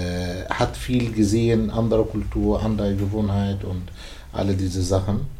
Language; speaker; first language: German; non-native, learner; Arabic